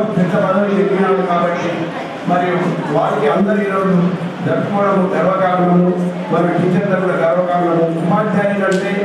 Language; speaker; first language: Telugu; native; Telugu